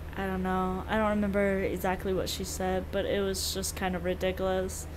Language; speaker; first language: English; native; English